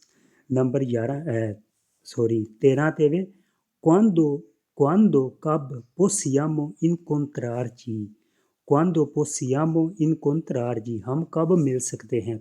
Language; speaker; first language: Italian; non-native, fluent; Punjabi